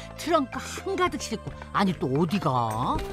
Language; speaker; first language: Korean; native; Korean